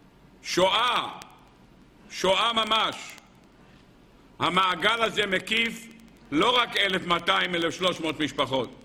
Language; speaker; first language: Hebrew; native; Hebrew